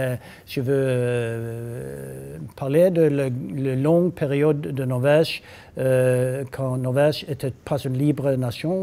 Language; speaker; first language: French; non-native, learner; Norwegian